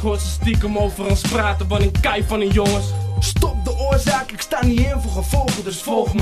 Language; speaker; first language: Dutch; native; Dutch